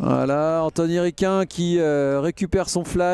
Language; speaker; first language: French; native; French